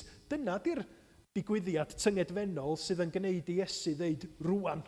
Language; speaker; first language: Welsh; native; Welsh